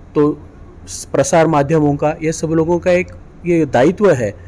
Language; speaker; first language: Hindi; non-native, local second language; Marathi